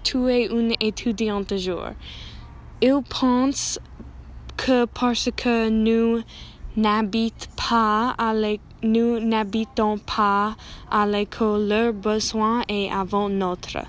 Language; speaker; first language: French; non-native, learner; English